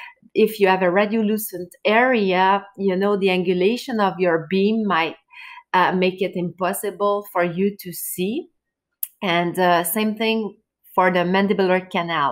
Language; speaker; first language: English; non-native, fluent; French